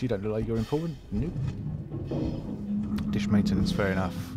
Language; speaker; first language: English; native; English